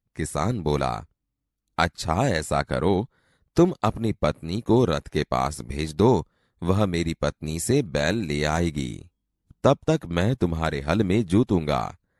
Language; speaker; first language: Hindi; non-native, local second language; Gujarati